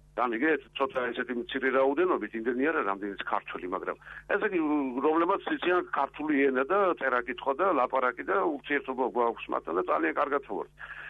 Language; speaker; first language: Georgian; native; Georgian